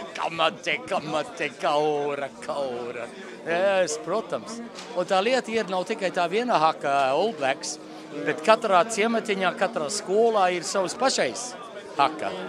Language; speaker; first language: Latvian; early bilingual, heritage; Latvian